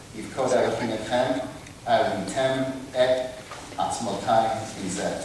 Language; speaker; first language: Hebrew; non-native, fluent; English